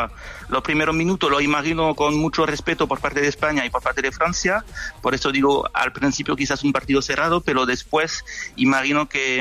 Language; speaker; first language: Spanish; non-native, fluent; French